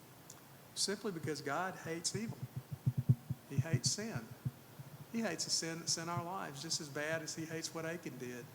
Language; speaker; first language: English; native; English